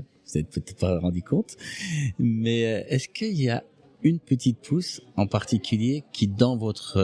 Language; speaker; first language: French; native; French